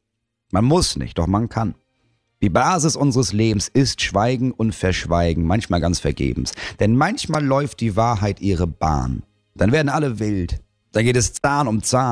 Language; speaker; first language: German; native; German